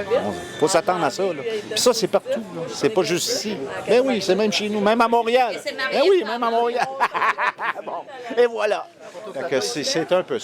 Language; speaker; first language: French; native; French